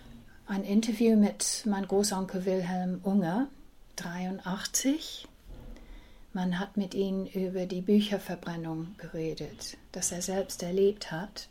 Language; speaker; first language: German; early bilingual, heritage; English